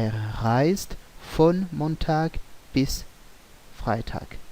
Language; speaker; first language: German; non-native, fluent; French